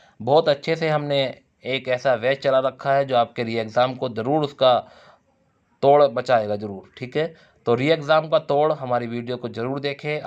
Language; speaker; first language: Hindi; native; Hindi